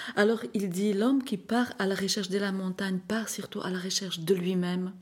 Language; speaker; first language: French; non-native, fluent; Slovak